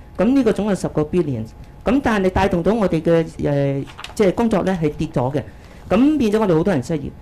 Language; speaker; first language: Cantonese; early bilingual, heritage; Cantonese